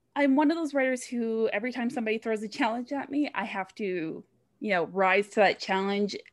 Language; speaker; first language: English; native; English